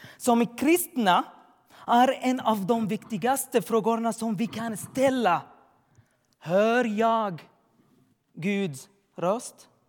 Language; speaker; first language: Swedish; non-native, learner; Arabic